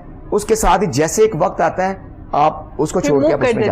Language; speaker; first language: Urdu; native; Urdu